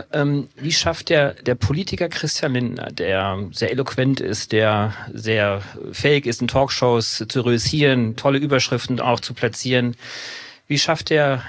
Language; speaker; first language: German; native; German